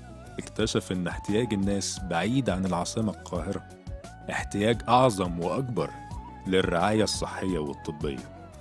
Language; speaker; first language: Arabic; native; Arabic